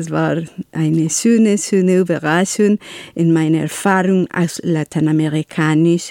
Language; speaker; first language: German; non-native, learner; Spanish